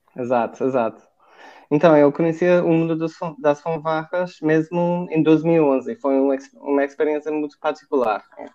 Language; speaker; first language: Portuguese; non-native, fluent; English